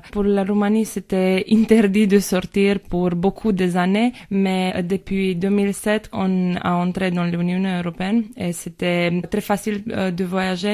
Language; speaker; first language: French; non-native, fluent; Romanian